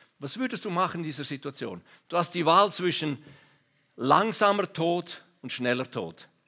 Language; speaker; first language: German; non-native, local second language; Romansh